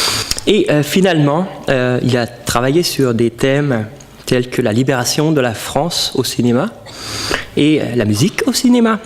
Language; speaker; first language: French; non-native, fluent; Danish